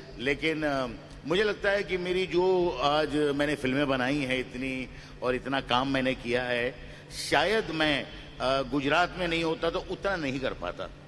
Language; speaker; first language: Hindi; native; Hindi